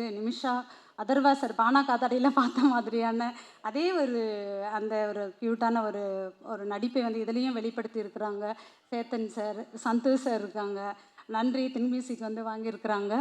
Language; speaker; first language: Tamil; native; Tamil